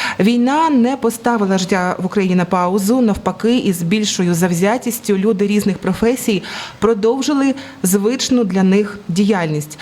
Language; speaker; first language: Ukrainian; native; Ukrainian